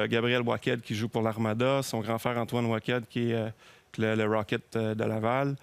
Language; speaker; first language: French; native; French